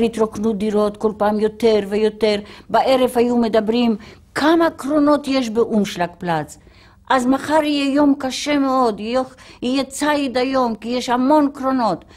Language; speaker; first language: Hebrew; non-native, fluent; Polish